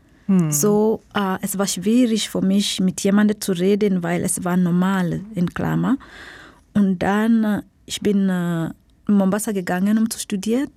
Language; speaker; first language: German; non-native, fluent; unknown